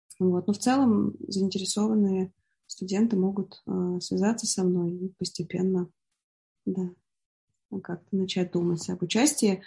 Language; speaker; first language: Russian; native; Russian